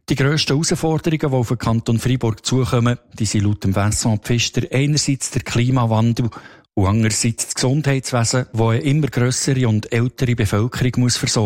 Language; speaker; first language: German; native; German